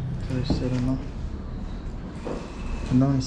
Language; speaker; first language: French; non-native, learner; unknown